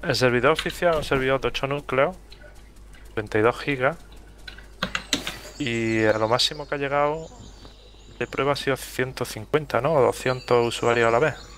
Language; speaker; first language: Spanish; native; Spanish